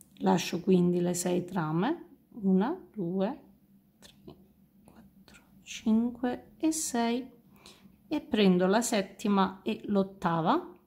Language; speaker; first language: Italian; native; Italian